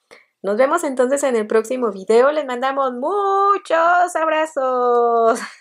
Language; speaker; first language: Spanish; native; Spanish